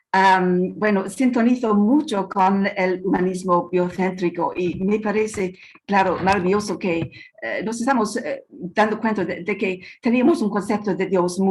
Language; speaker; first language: Spanish; non-native, fluent; English